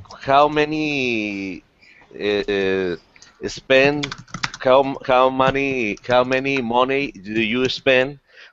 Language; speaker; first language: English; non-native, learner; Spanish